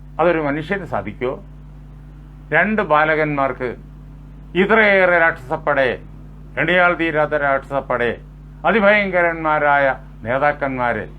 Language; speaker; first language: Malayalam; native; Malayalam